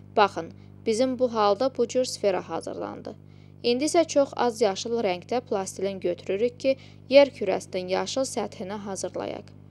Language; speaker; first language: Azerbaijani; non-native, local second language; Georgian